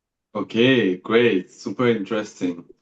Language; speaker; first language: English; non-native, fluent; French